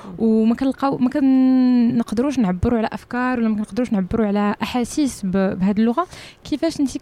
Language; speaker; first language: Arabic; native; Arabic